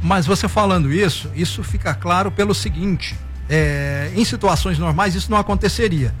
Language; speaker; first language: Portuguese; native; Portuguese